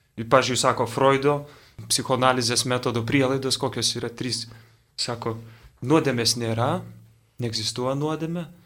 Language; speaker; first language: Lithuanian; native; Lithuanian